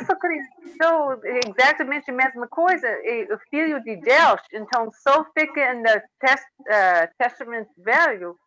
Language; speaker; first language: Portuguese; non-native, learner; English